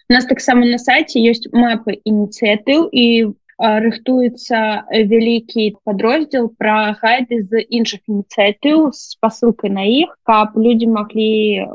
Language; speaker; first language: Belarusian; native; Belarusian